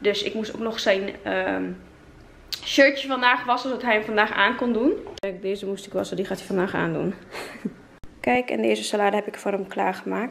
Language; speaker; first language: Dutch; native; Dutch